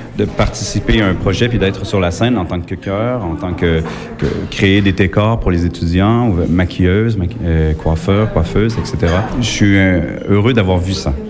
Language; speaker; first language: French; native; French